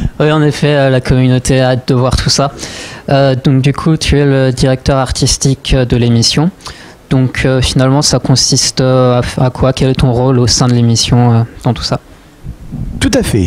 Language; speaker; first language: French; native; French